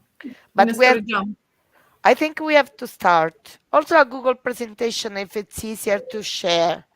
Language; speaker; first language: English; non-native, fluent; Italian